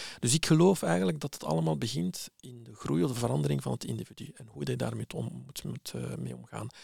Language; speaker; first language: Dutch; early bilingual, other home language; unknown